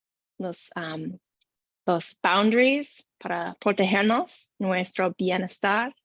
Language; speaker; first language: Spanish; non-native, learner; English